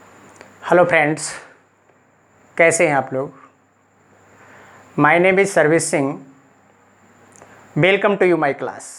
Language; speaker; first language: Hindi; native; Hindi